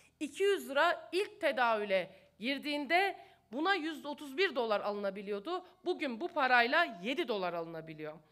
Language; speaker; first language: Turkish; native; Turkish